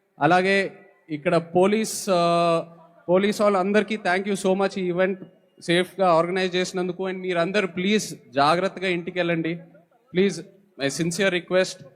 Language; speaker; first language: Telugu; native; Telugu